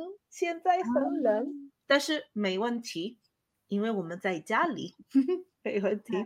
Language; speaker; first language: Chinese; non-native, fluent; Spanish